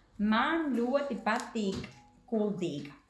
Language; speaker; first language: Latvian; non-native, fluent; Spanish